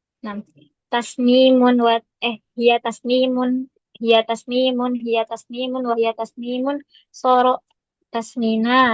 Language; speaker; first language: Arabic; non-native, learner; Indonesian